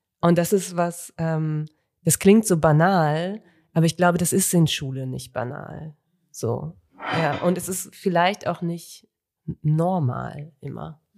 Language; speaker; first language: German; native; German